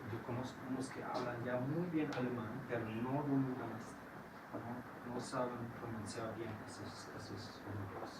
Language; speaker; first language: Spanish; non-native, fluent; German